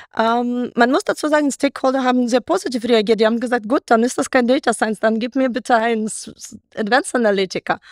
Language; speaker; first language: German; non-native, fluent; Russian